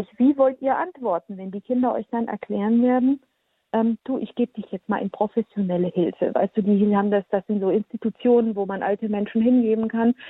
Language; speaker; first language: German; early bilingual, heritage; German